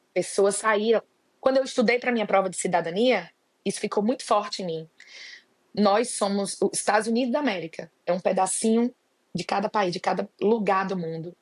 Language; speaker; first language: Portuguese; native; Portuguese